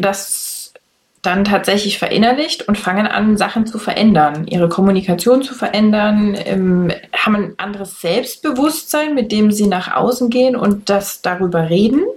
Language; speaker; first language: German; native; German